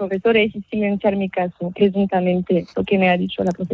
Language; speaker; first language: Spanish; non-native, fluent; French